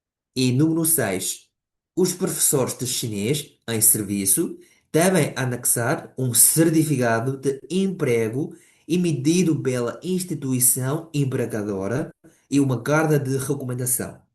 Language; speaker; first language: Portuguese; non-native, fluent; Chinese